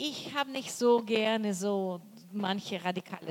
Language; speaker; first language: German; non-native, fluent; Portuguese